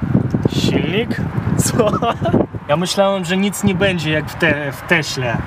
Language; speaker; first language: Polish; non-native, fluent; Ukrainian